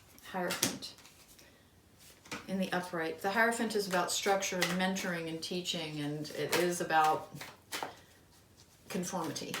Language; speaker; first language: English; native; English